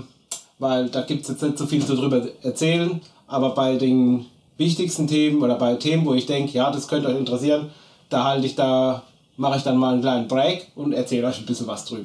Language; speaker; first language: German; native; German